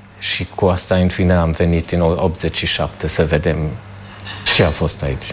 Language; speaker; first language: Romanian; non-native, fluent; German